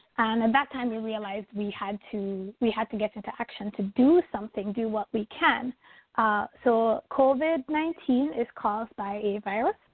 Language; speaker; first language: English; native; English